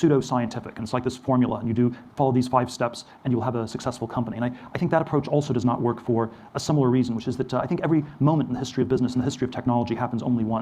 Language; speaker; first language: English; native; English